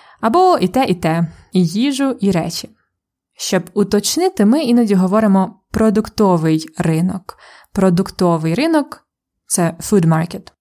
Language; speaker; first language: Ukrainian; native; Ukrainian